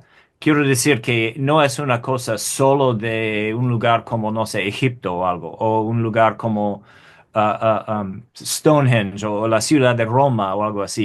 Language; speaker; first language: Spanish; non-native, fluent; English